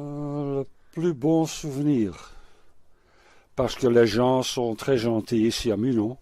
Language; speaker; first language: French; non-native, local second language; Dutch